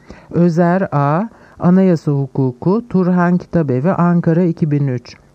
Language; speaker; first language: Turkish; native; Turkish